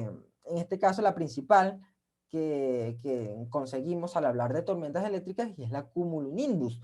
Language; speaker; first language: Spanish; native; Spanish